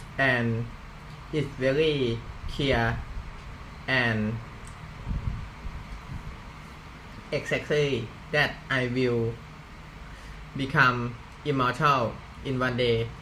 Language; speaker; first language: English; non-native, learner; Thai